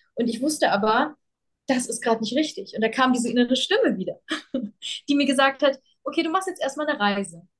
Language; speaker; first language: German; early bilingual, other home language; Russian